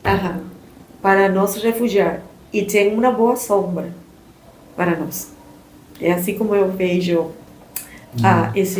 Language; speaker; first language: Portuguese; non-native, learner; Spanish